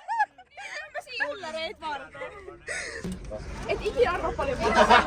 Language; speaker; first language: Finnish; native; Finnish